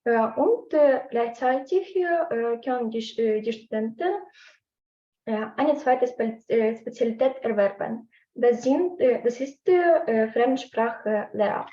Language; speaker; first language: German; non-native, learner; Ukrainian